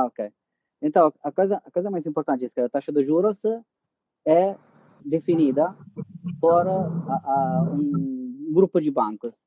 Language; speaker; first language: Portuguese; non-native, fluent; Italian